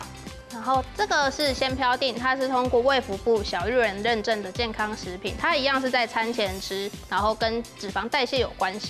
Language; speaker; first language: Chinese; native; Chinese